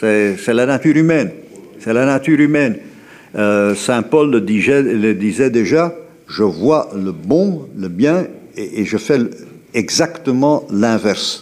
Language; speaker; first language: French; native; French